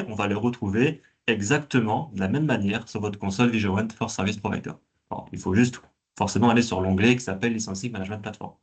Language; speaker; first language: French; native; French